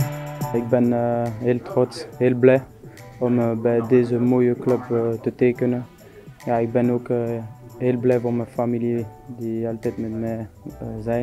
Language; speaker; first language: Dutch; non-native, local second language; French